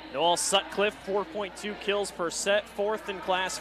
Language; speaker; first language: English; native; English